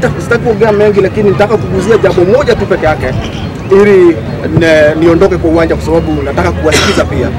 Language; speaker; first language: Swahili; non-native, local second language; Kikuyu